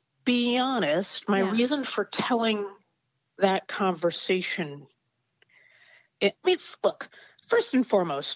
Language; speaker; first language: English; native; English